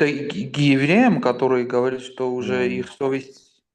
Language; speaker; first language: Russian; non-native, local second language; Armenian